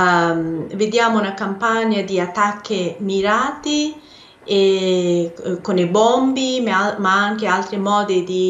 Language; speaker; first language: Italian; non-native, fluent; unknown